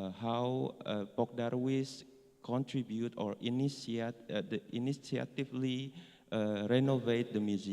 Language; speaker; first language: English; non-native, fluent; Indonesian